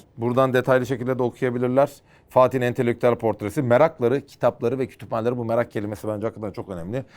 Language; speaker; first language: Turkish; native; Turkish